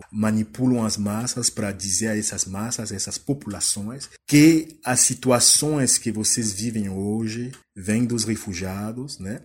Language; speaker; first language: Portuguese; non-native, fluent; French